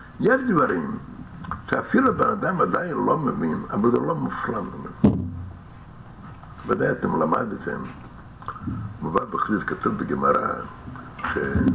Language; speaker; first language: Hebrew; non-native, fluent; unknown